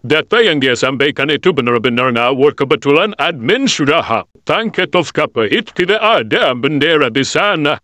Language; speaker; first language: Indonesian; native; Indonesian